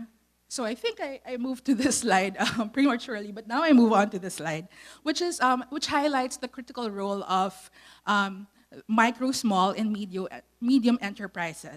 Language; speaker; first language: English; non-native, local second language; Filipino